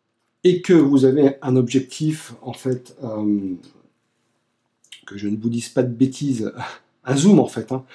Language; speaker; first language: French; native; French